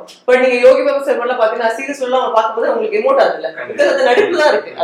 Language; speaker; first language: Tamil; native; Tamil